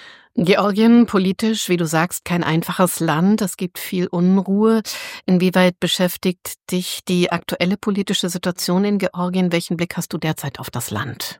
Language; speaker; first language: German; native; German